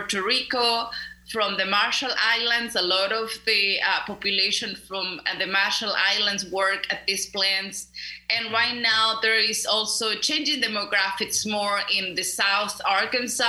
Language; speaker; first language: English; non-native, fluent; Spanish